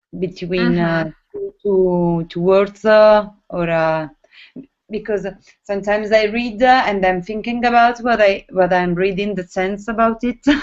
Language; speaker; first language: English; non-native, learner; Italian